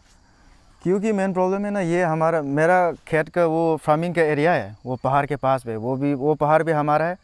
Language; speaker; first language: Hindi; non-native, local second language; Manipuri